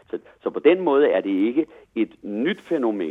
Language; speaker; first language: Danish; native; Danish